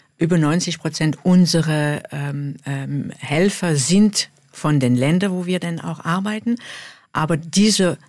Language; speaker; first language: German; non-native, fluent; French